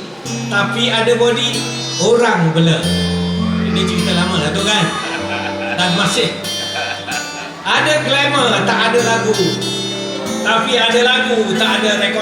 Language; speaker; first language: Malay; native; Malay